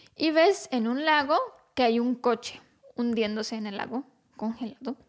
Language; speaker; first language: Spanish; non-native, fluent; Romanian